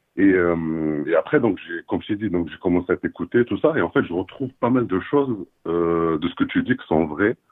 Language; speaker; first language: French; non-native, local second language; Arabic